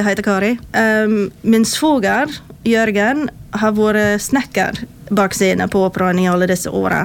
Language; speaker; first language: Norwegian; non-native, fluent; English